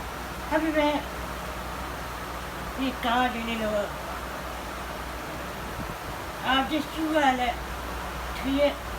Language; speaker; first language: Hindi; non-native, learner; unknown